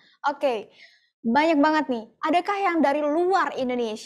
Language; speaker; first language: Indonesian; native; Indonesian